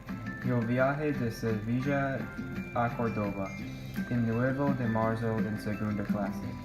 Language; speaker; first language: Spanish; non-native, learner; English